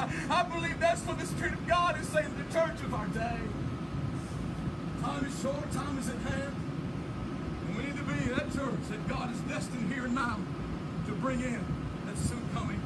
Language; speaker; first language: English; native; English